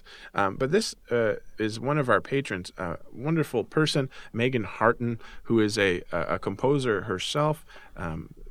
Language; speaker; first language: English; native; English